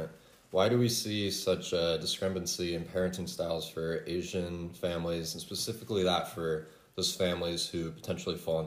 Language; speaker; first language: English; native; English